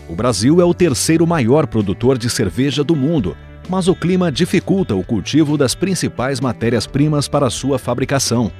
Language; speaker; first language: Portuguese; native; Portuguese